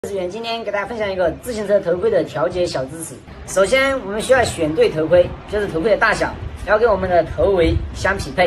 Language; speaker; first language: Chinese; native; Chinese